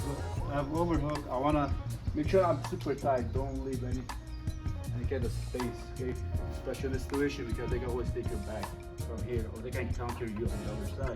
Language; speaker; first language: English; non-native, fluent; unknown